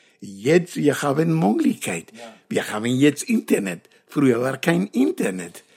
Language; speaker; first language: German; non-native, learner; Romany